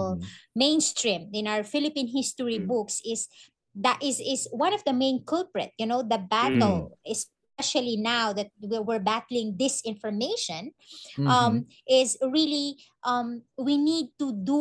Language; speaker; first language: English; non-native, local second language; Maranao